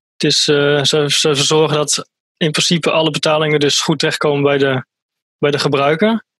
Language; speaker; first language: Dutch; native; Dutch